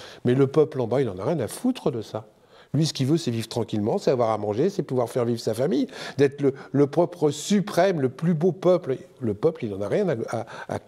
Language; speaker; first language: French; native; French